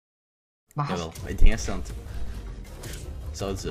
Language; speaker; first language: Dutch; native; Dutch